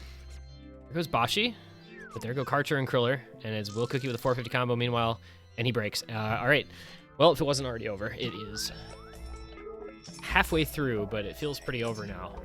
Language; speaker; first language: English; native; English